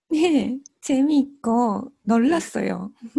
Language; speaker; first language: Korean; non-native, fluent; Japanese